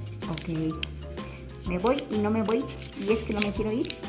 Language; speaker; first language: Spanish; native; Spanish